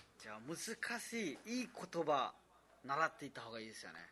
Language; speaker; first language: Japanese; non-native, fluent; Nepali